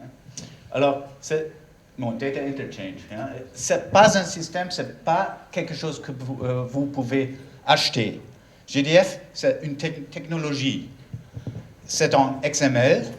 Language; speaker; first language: French; non-native, learner; German